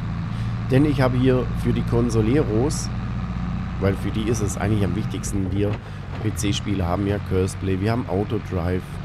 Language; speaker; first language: German; native; German